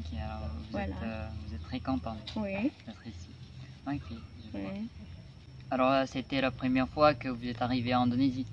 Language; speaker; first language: French; non-native, learner; Indonesian